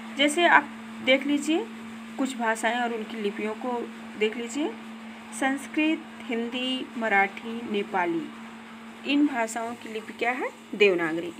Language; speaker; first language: Hindi; native; Hindi